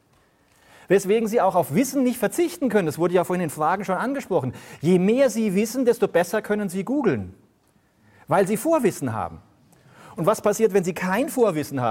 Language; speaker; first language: German; native; German